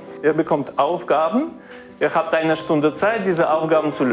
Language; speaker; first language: German; non-native, fluent; Russian